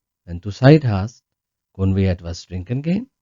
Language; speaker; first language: German; non-native, learner; Urdu